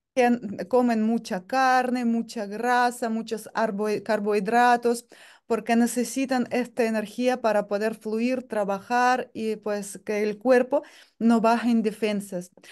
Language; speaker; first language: Spanish; non-native, fluent; Russian